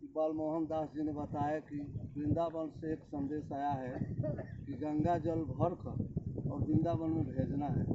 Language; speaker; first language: Hindi; native; Hindi